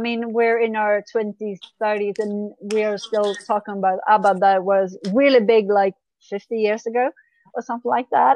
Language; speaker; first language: English; non-native, fluent; Swedish